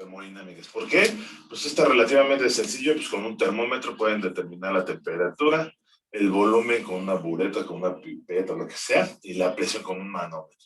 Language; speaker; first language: Spanish; native; Spanish